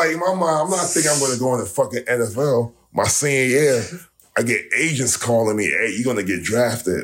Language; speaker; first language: English; native; English